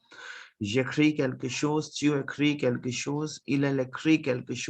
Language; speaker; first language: French; non-native, learner; Hindi